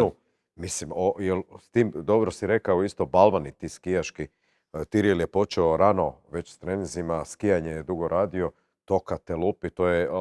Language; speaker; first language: Croatian; native; Croatian